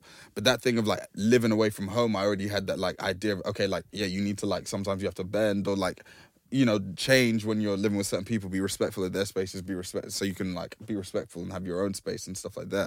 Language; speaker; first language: English; native; English